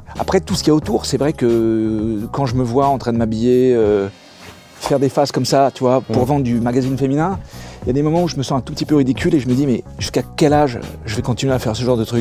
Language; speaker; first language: French; native; French